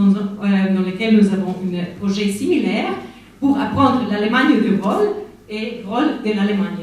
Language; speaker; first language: French; non-native, fluent; Spanish